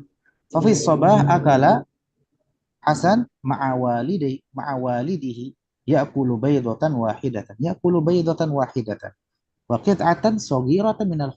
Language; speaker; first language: Arabic; non-native, fluent; Indonesian